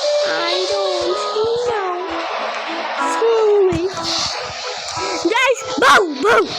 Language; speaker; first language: English; non-native, learner; Bangla